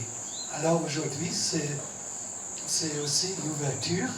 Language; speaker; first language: French; non-native, fluent; German